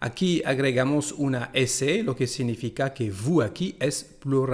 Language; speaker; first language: Spanish; non-native, fluent; French